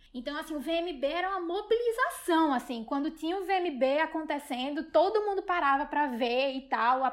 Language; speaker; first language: Portuguese; native; Portuguese